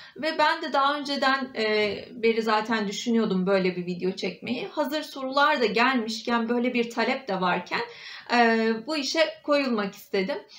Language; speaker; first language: Turkish; native; Turkish